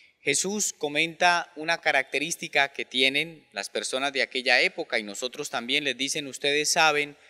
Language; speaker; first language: Spanish; native; Spanish